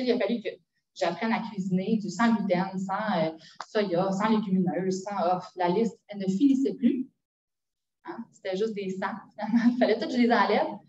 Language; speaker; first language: French; native; French